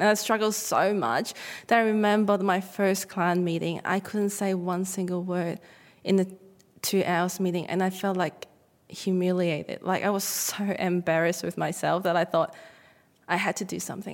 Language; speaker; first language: English; non-native, local second language; Cantonese